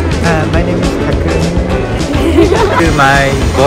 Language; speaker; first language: English; non-native, learner; Japanese